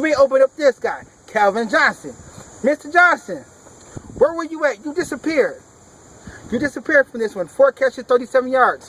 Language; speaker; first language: English; native; English